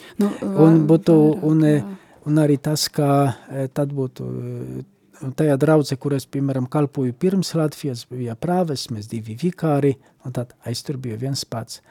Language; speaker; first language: Latvian; non-native, fluent; Polish